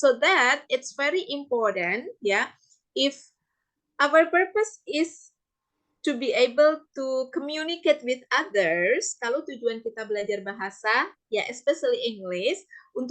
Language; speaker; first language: English; non-native, fluent; Indonesian